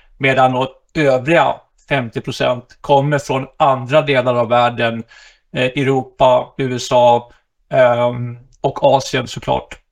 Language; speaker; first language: Swedish; native; Swedish